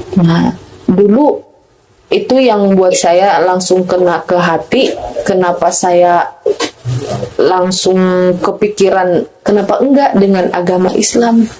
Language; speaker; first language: Indonesian; non-native, local second language; Batak Toba